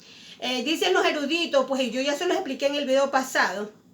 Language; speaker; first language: Spanish; native; Spanish